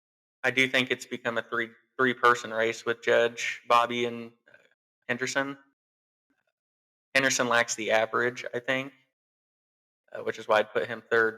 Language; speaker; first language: English; native; English